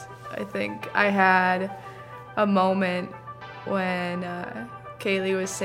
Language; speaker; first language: English; native; English